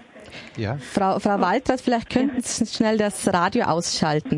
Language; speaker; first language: German; native; German